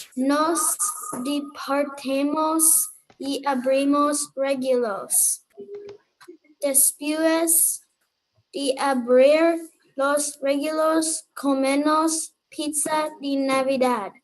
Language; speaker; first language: Spanish; non-native, learner; English